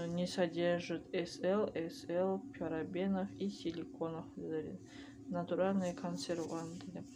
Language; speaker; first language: Russian; non-native, local second language; Kazakh